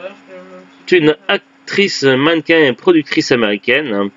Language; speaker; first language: French; native; French